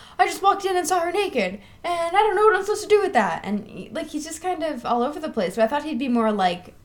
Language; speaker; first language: English; native; English